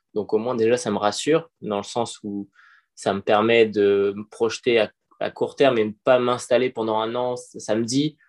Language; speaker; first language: French; native; French